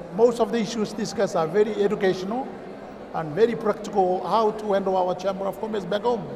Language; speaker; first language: English; non-native, fluent; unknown